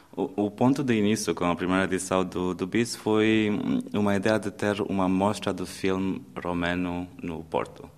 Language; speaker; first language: Portuguese; non-native, fluent; Romanian